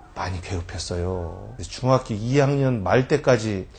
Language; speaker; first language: Korean; native; Korean